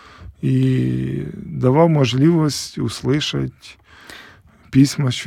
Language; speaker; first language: Polish; non-native, fluent; Ukrainian